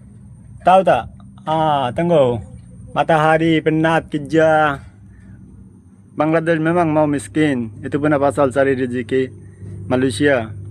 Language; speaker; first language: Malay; non-native, learner; Bangla